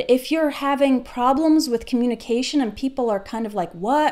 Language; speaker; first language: English; native; English